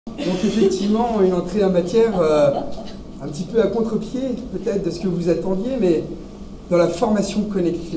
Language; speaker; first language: French; native; French